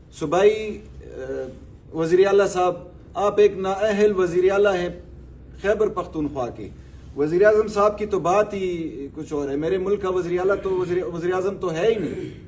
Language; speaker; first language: Urdu; non-native, local second language; Pashto